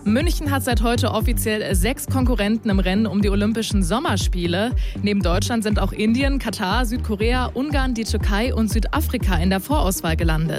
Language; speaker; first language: German; native; German